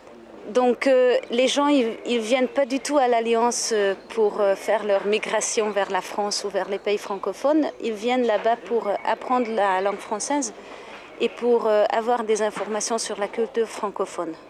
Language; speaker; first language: French; non-native, fluent; Hungarian